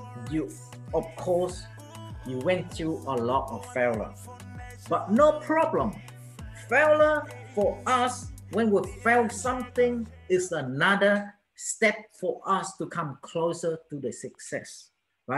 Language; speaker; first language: English; non-native, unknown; Vietnamese